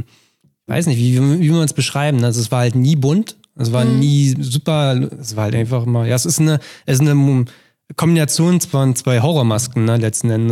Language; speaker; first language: German; native; German